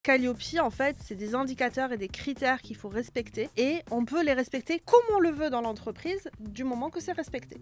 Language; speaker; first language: French; native; French